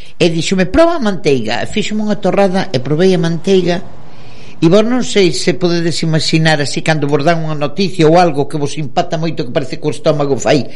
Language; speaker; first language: Galician; native; Galician